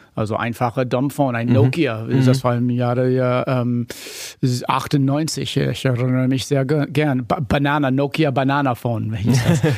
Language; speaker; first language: German; non-native, fluent; English